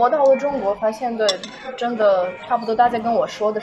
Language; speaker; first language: Chinese; non-native, fluent; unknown